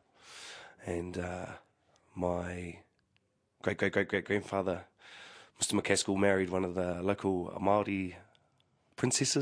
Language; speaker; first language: English; native; English